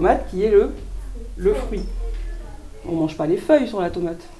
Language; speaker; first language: French; native; French